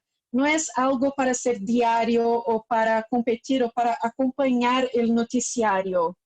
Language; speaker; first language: Spanish; non-native, fluent; Portuguese